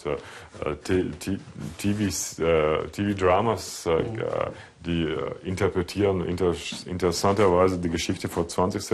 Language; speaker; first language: German; non-native, fluent; Latvian